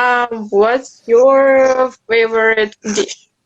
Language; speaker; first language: English; non-native, learner; Russian